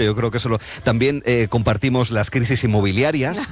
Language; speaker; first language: Spanish; native; Spanish